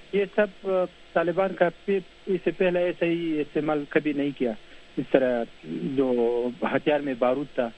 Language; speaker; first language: Hindi; non-native, fluent; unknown